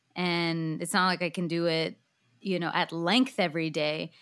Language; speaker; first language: English; early bilingual, other home language; Hindi